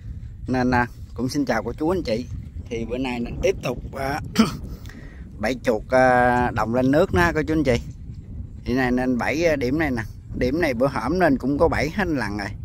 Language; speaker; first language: Vietnamese; native; Vietnamese